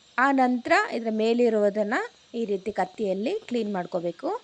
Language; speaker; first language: Kannada; non-native, local second language; Malayalam